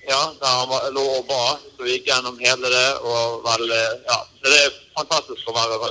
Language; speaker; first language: Norwegian; native; Norwegian